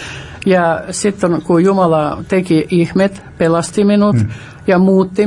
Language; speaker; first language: Finnish; non-native, fluent; Russian